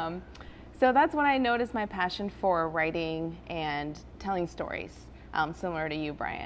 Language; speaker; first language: English; early bilingual, other home language; Spanish